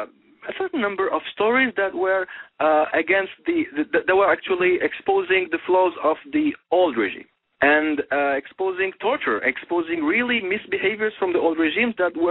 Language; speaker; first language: English; non-native, fluent; Arabic